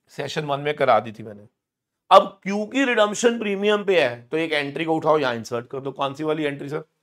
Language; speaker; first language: Hindi; native; Hindi